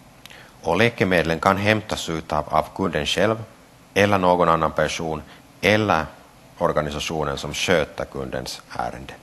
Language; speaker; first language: Swedish; non-native, local second language; Finnish